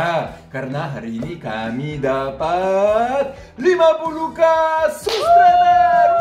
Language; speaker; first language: Indonesian; non-native, fluent; French